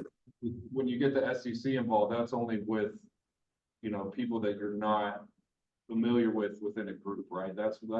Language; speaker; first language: English; native; English